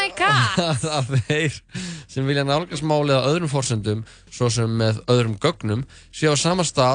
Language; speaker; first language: Icelandic; native; Icelandic